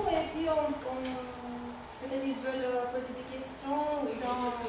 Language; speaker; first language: French; non-native, fluent; Romanian